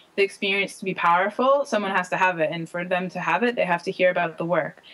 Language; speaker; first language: English; native; English